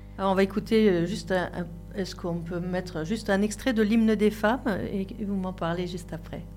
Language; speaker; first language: French; native; French